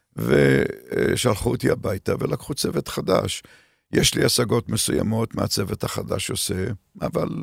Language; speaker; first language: Hebrew; native; Hebrew